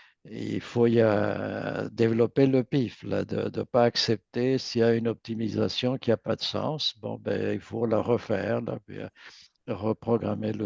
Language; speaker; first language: French; native; French